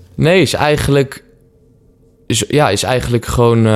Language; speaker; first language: Dutch; native; Dutch